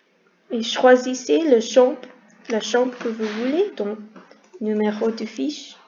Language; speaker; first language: French; non-native, learner; English